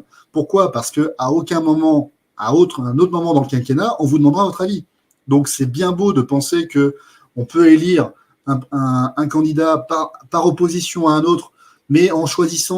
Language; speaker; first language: French; native; French